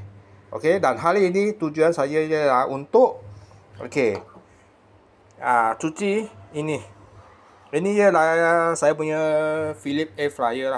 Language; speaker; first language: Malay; non-native, local second language; Chinese